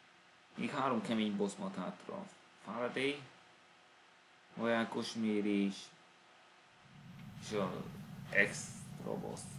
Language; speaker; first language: Hungarian; native; Hungarian